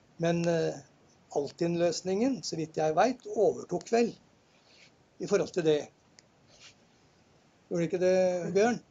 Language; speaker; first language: Norwegian; native; Norwegian